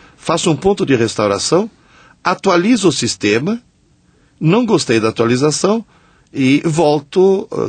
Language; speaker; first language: Portuguese; non-native, fluent; Italian